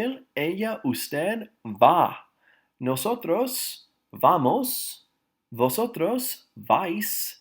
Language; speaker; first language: Spanish; non-native, fluent; English